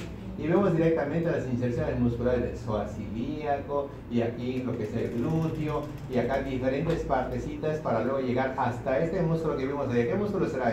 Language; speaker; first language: Spanish; native; Spanish